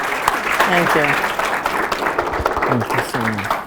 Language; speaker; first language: English; native; English